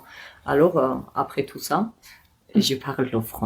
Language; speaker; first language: French; non-native, learner; Georgian